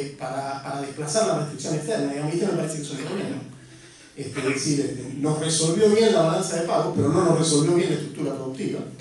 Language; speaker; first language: Spanish; native; Spanish